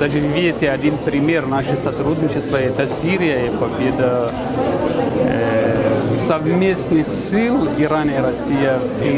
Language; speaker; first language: Russian; non-native, fluent; Persian